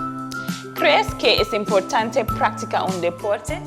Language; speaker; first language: Spanish; non-native, fluent; English